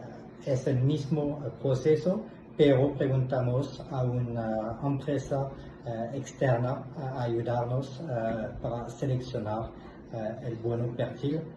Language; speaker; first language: Spanish; non-native, fluent; French